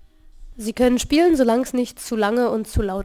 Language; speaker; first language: German; native; German